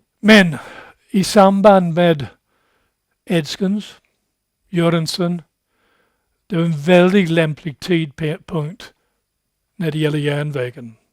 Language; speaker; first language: Swedish; non-native, fluent; English